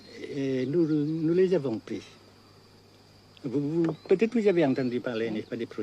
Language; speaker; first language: French; non-native, fluent; Vietnamese